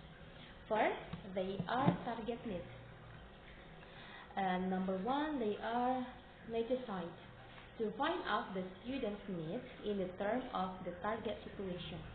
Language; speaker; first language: English; non-native, learner; Indonesian